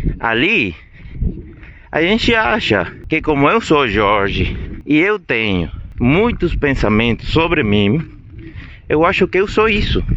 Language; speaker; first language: Portuguese; non-native, fluent; Spanish